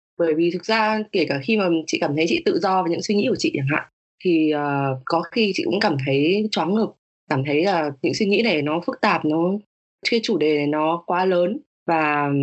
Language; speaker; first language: Vietnamese; native; Vietnamese